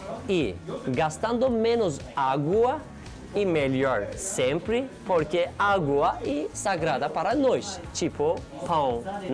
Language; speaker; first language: Portuguese; non-native, learner; Turkish